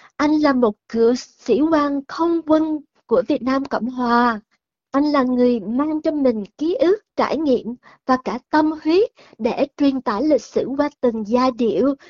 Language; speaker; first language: Vietnamese; early bilingual, heritage; Vietnamese